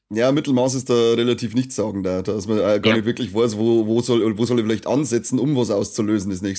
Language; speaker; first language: German; native; German